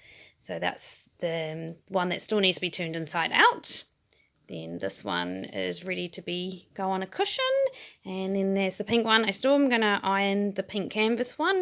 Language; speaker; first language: English; native; English